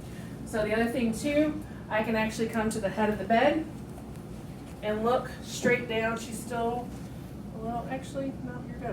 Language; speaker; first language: English; native; English